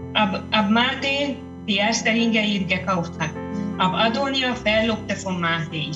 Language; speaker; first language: German; non-native, learner; Hungarian